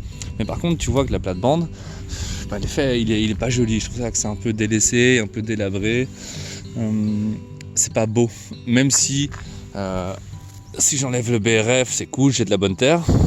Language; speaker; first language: French; native; French